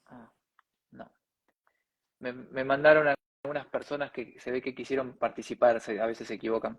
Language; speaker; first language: Spanish; native; Spanish